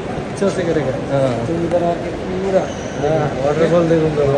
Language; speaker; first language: Hindi; non-native, local second language; Malayalam